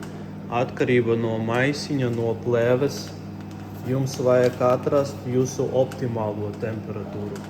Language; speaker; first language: Latvian; non-native, local second language; Russian